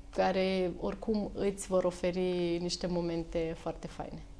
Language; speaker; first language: Romanian; native; Romanian